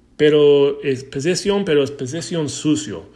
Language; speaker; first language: Spanish; non-native, learner; English